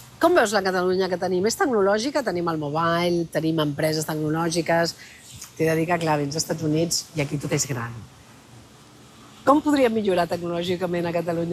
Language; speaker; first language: Catalan; native; Catalan